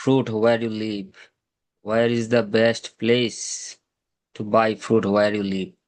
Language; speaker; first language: English; non-native, fluent; Bangla